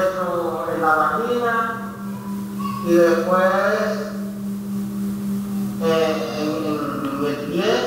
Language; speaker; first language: Spanish; non-native, local second language; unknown